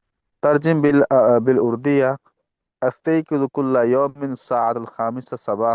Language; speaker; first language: Arabic; non-native, fluent; Urdu